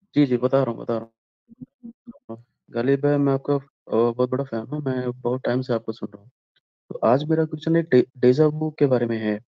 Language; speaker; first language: Hindi; native; Hindi